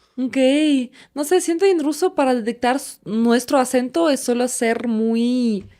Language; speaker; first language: Spanish; non-native, fluent; Russian